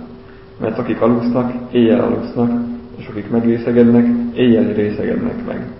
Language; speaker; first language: Hungarian; native; Hungarian